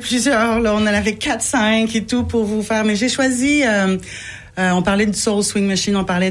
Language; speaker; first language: French; native; French